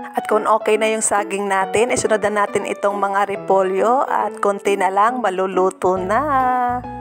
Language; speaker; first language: Filipino; non-native, local second language; Hiligaynon